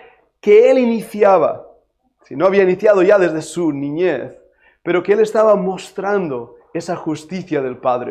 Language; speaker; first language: Spanish; native; Spanish